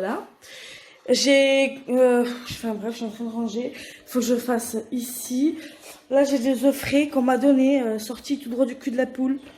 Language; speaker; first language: French; native; French